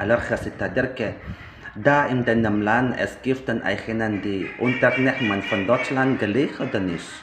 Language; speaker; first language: German; non-native, learner; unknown